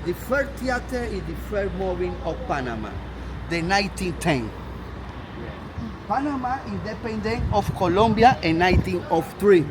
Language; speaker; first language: English; non-native, learner; Spanish